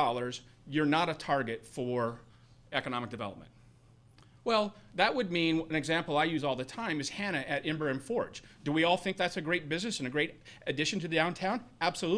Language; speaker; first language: English; native; English